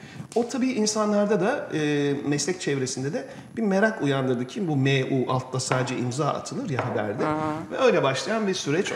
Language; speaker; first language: Turkish; native; Turkish